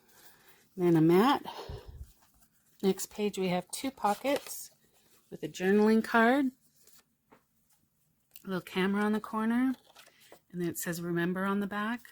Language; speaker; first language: English; native; English